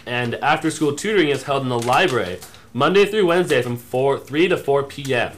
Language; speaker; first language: English; native; English